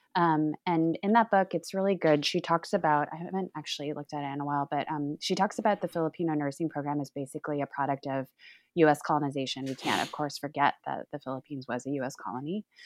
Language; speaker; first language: English; native; English